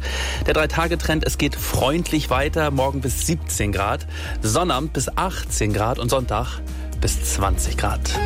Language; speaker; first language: German; native; German